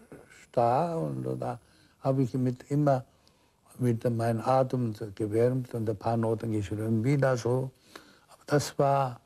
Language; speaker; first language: German; non-native, fluent; Korean